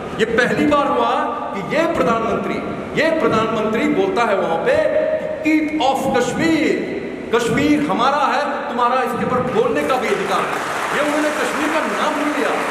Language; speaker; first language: Urdu; non-native, local second language; Kashmiri